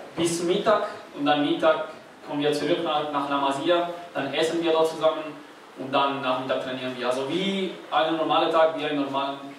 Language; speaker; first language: German; non-native, fluent; Catalan